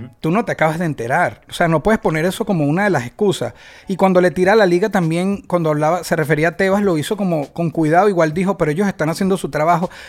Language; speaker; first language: Spanish; native; Spanish